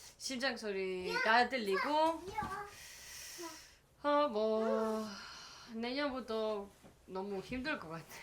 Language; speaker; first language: Korean; non-native, learner; Greek